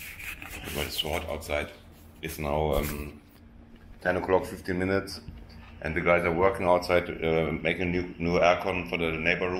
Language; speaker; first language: English; non-native, fluent; German